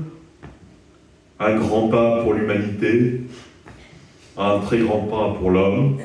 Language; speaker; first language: French; native; French